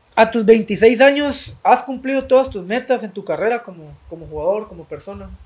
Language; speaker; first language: Spanish; native; Spanish